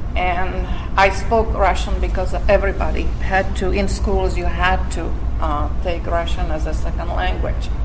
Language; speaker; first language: English; non-native, fluent; Slovak